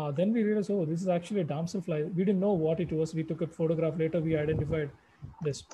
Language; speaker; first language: English; non-native, local second language; Malayalam